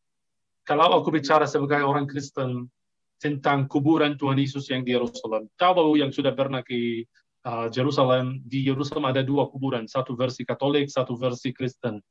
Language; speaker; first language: Indonesian; non-native, fluent; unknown